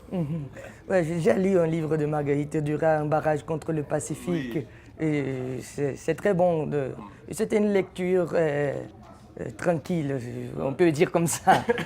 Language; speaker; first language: French; non-native, fluent; Portuguese